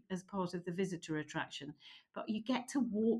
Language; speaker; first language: English; native; English